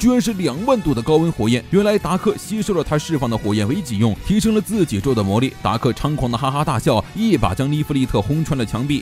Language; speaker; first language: Chinese; native; Chinese